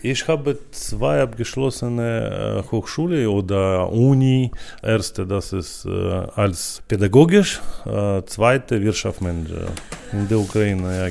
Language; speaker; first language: German; non-native, learner; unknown